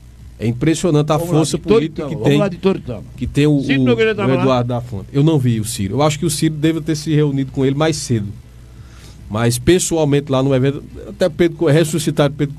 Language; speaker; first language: Portuguese; native; Portuguese